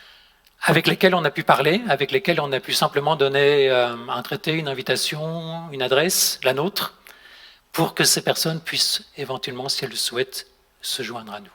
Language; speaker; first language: French; native; French